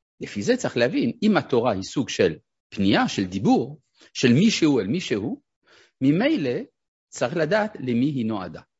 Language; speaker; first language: Hebrew; non-native, fluent; French